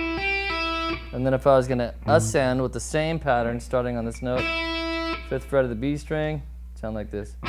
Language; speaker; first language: English; native; English